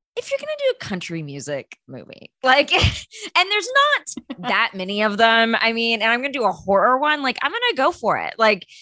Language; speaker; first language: English; native; English